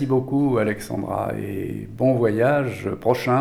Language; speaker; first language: French; native; French